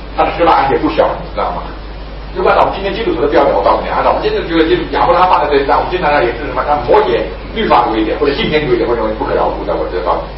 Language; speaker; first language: Chinese; native; Chinese